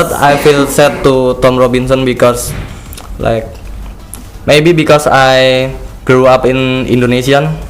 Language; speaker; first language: English; non-native, learner; Indonesian